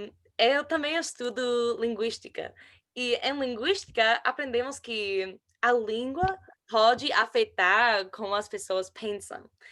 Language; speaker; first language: Portuguese; non-native, learner; English